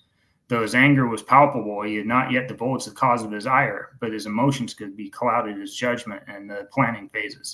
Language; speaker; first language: English; native; English